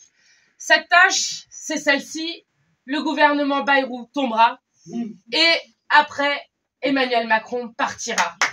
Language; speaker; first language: French; native; French